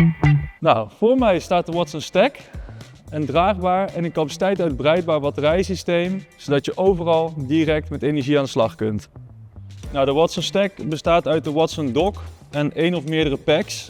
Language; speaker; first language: Dutch; native; Dutch